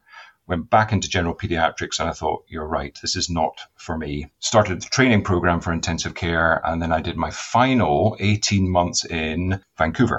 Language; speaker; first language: English; native; English